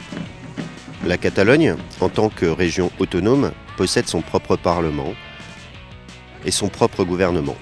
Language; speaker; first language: French; native; French